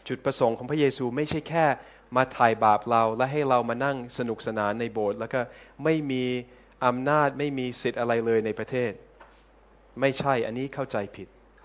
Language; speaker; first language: Thai; non-native, fluent; English